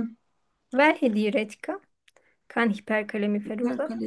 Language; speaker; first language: German; non-native, fluent; Turkish